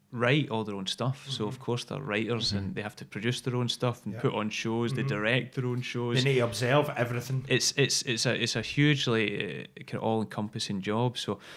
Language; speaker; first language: English; native; English